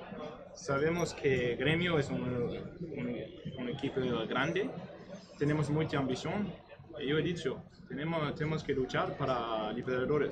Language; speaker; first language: Portuguese; non-native, learner; Spanish